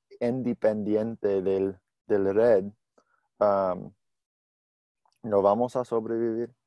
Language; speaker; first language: Spanish; non-native, learner; English